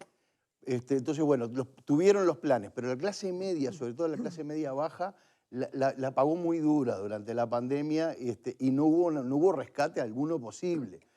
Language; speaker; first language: Spanish; native; Spanish